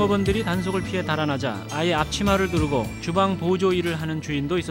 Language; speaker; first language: Korean; native; Korean